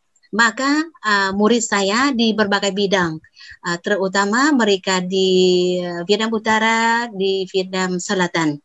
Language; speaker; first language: Indonesian; non-native, fluent; Vietnamese